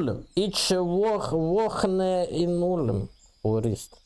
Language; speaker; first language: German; non-native, learner; Russian